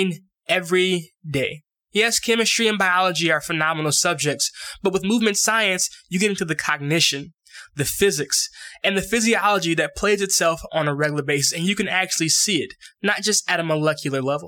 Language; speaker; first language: English; native; English